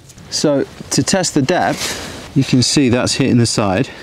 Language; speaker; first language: English; native; English